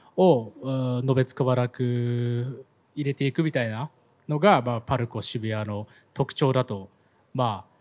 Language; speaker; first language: Japanese; native; Japanese